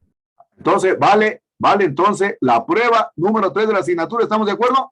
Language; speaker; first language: Spanish; native; Spanish